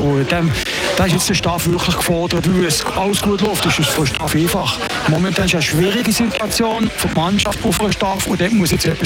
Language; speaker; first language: German; native; German